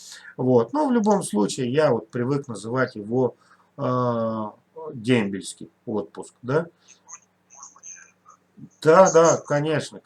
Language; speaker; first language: Russian; native; Russian